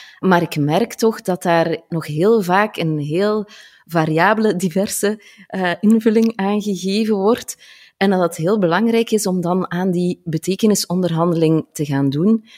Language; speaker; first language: Dutch; native; Dutch